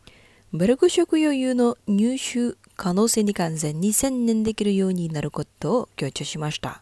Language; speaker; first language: Japanese; non-native, fluent; Indonesian